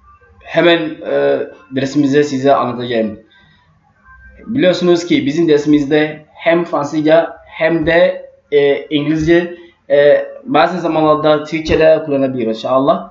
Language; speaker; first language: Turkish; non-native, learner; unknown